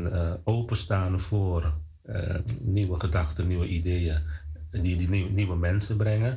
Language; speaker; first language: Dutch; non-native, fluent; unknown